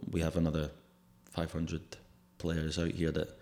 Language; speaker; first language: English; native; English